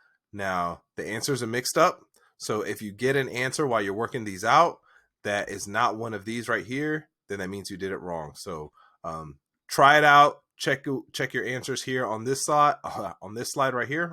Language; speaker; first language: English; native; English